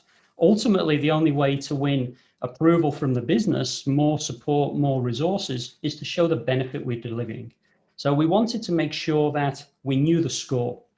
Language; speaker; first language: English; native; English